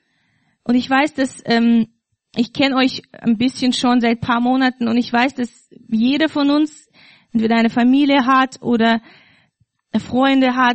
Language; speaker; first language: German; non-native, fluent; Russian